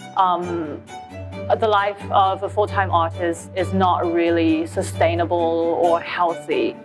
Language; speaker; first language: English; non-native, fluent; Chinese